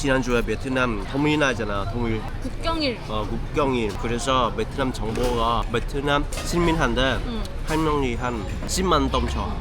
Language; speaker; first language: Korean; non-native, fluent; Vietnamese